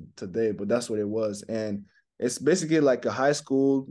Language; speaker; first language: English; non-native, fluent; French